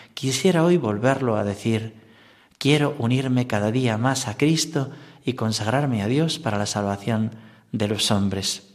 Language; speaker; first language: Spanish; native; Spanish